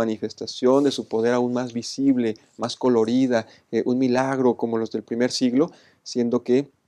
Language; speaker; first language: Spanish; native; Spanish